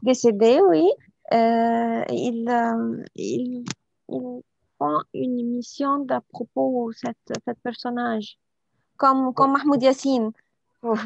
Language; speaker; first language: French; non-native, learner; Arabic